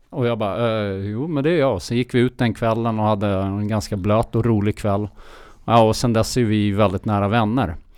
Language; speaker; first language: Swedish; early bilingual, heritage; Swedish